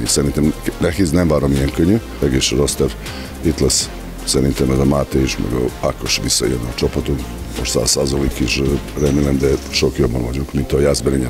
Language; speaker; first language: Hungarian; non-native, fluent; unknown